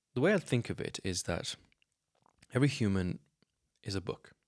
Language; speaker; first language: English; non-native, fluent; Slovenian